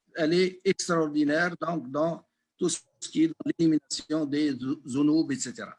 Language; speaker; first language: French; non-native, local second language; Arabic